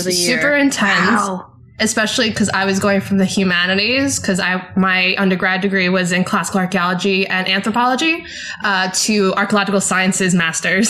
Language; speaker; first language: English; native; English